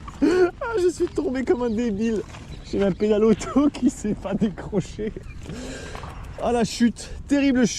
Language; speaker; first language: French; native; French